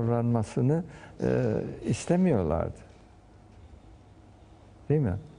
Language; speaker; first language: Turkish; early bilingual, heritage; Turkish